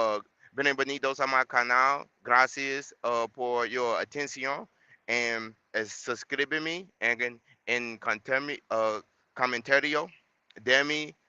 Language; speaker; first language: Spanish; non-native, learner; English